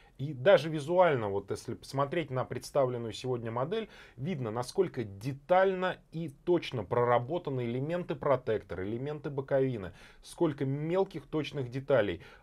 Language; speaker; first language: Russian; native; Russian